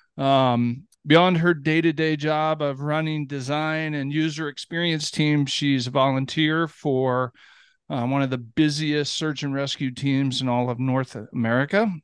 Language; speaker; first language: English; native; English